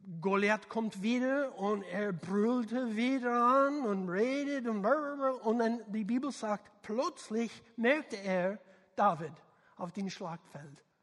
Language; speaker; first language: German; non-native, learner; English